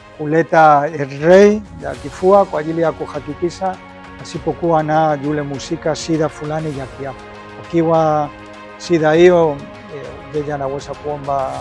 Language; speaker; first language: Swahili; non-native, fluent; Spanish